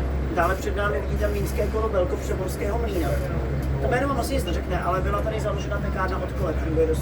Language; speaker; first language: Czech; native; Czech